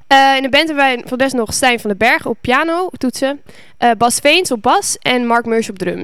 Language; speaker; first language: Dutch; native; Dutch